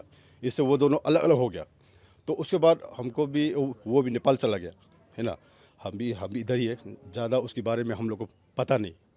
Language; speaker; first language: Hindi; non-native, local second language; Manipuri